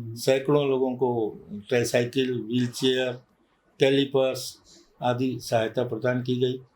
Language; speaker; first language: Hindi; non-native, local second language; Sindhi